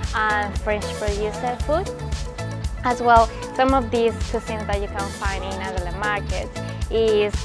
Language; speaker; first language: English; non-native, fluent; Spanish